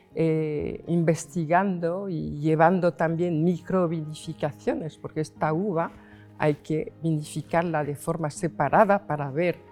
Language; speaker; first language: Spanish; non-native, fluent; French